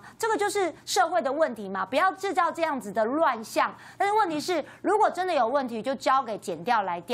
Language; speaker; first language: Chinese; native; Chinese